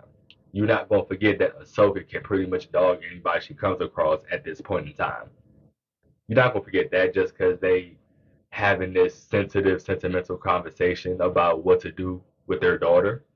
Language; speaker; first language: English; native; English